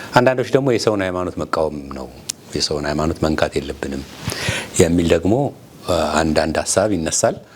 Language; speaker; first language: Amharic; native; Amharic